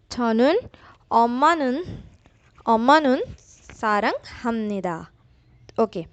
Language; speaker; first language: Korean; non-native, learner; Urdu